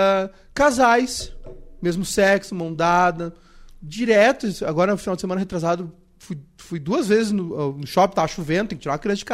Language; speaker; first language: Portuguese; native; Portuguese